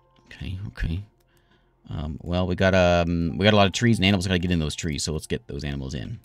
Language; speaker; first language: English; native; English